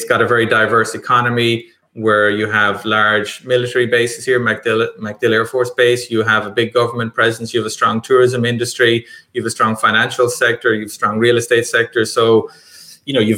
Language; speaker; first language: English; native; English